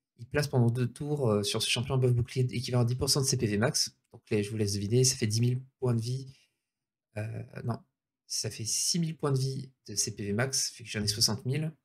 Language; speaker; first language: French; native; French